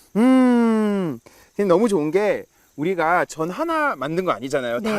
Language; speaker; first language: Korean; non-native, fluent; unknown